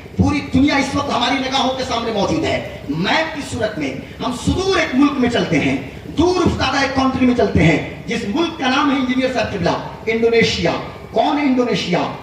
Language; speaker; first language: Urdu; native; Urdu